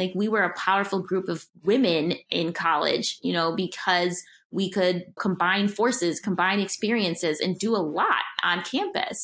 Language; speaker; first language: English; native; English